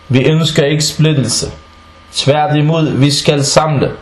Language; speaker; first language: Danish; non-native, fluent; Arabic